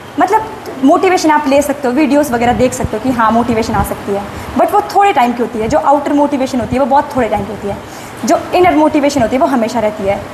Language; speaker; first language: Hindi; native; Hindi